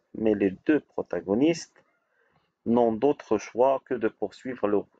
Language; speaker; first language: French; non-native, local second language; Arabic